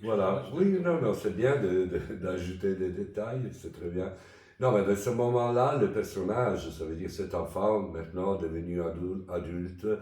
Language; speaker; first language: French; non-native, fluent; Italian